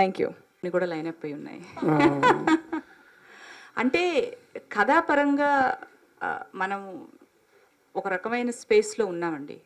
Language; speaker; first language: Telugu; native; Telugu